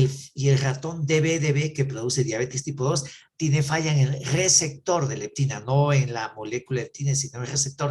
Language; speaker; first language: Spanish; native; Spanish